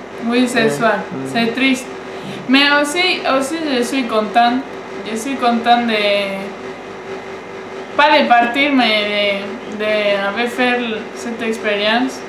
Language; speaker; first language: French; non-native, learner; Spanish